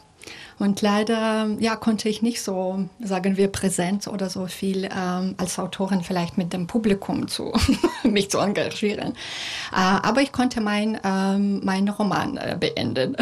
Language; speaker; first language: German; non-native, fluent; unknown